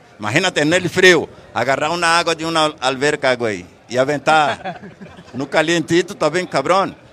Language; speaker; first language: Spanish; non-native, fluent; Portuguese